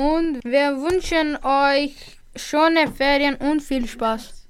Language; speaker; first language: German; non-native, learner; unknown